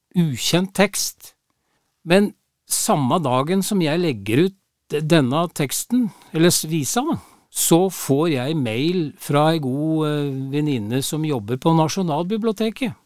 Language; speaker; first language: Norwegian; native; Norwegian